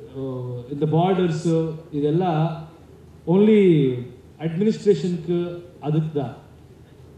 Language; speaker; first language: Tamil; non-native, learner; Kannada